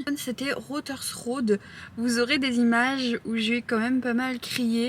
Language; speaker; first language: French; native; French